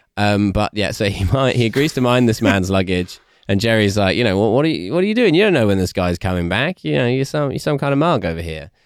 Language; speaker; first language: English; native; English